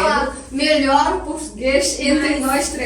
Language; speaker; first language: Portuguese; non-native, fluent; Chinese